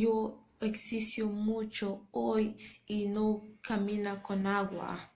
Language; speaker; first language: Spanish; non-native, learner; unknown